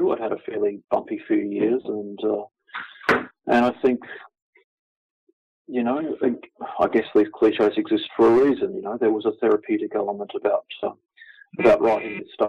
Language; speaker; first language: English; native; English